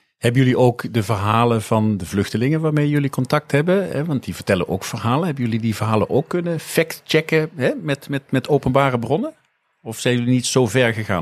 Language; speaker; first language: Dutch; native; Dutch